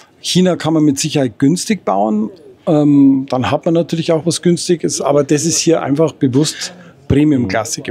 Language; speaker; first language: German; native; German